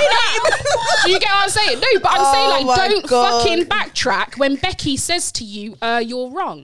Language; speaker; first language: English; native; English